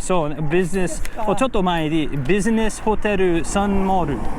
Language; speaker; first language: Japanese; non-native, learner; English